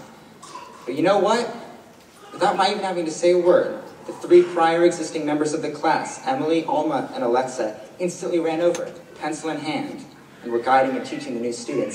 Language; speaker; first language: English; native; English